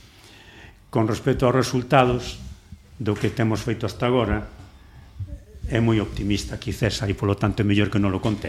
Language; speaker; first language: Galician; non-native, local second language; Spanish